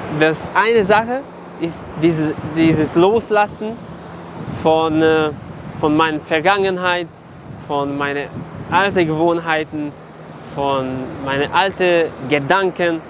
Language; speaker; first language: German; non-native, fluent; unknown